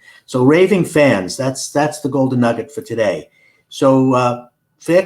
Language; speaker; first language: English; native; English